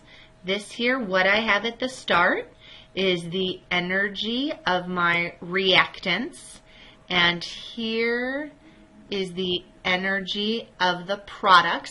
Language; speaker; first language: English; native; English